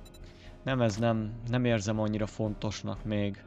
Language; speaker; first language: Hungarian; native; Hungarian